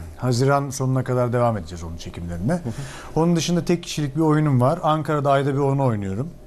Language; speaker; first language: Turkish; native; Turkish